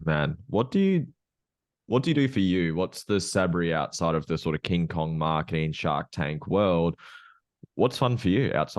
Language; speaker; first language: English; native; English